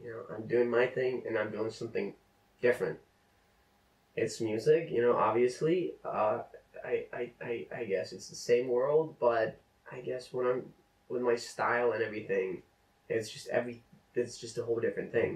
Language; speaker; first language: English; non-native, fluent; Czech